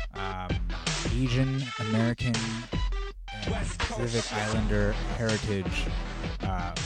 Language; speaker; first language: English; early bilingual, other home language; Korean